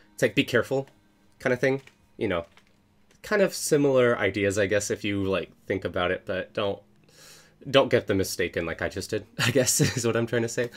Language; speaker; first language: English; native; English